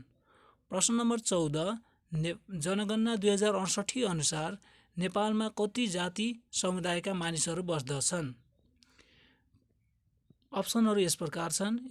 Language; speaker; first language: Nepali; native; Nepali